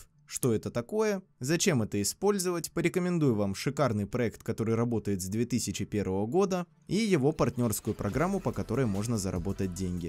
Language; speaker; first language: Russian; native; Russian